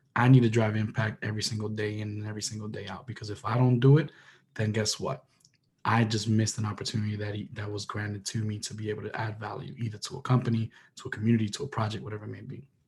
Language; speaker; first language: English; early bilingual, other home language; Spanish